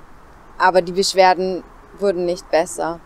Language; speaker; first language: German; native; German